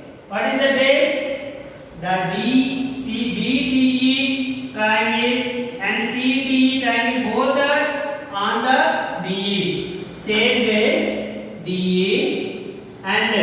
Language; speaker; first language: English; non-native, local second language; Telugu